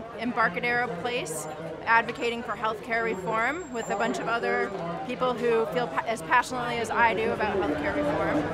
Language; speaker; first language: English; native; English